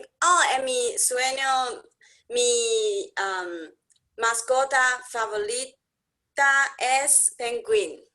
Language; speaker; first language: Spanish; non-native, learner; English